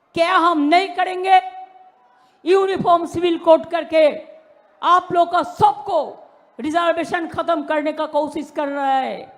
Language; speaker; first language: Hindi; non-native, local second language; Bangla